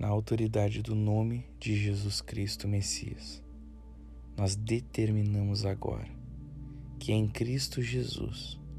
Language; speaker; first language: Portuguese; native; Portuguese